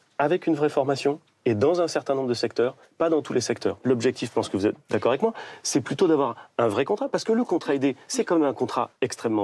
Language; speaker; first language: French; native; French